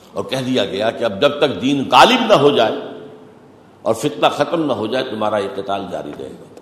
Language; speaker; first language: Urdu; native; Urdu